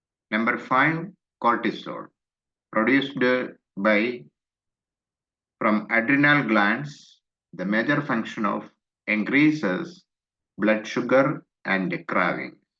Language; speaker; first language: English; non-native, local second language; Malayalam